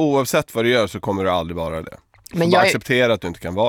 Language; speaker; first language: Swedish; native; Swedish